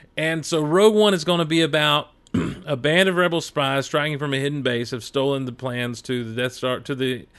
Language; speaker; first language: English; native; English